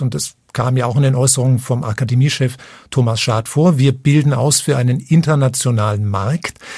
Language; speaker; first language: German; native; German